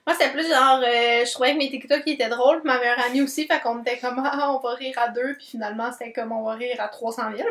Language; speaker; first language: French; native; French